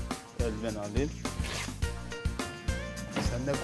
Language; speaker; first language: Turkish; native; Turkish